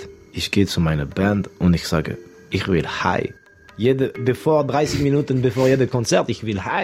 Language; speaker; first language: German; non-native, local second language; French